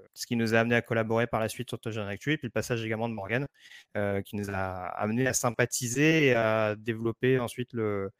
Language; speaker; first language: French; native; French